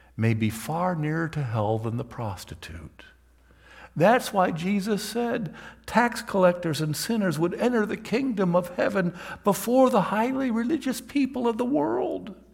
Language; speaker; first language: English; native; English